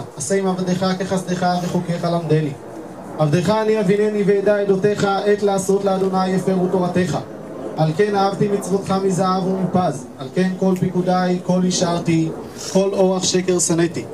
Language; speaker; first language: Hebrew; native; Hebrew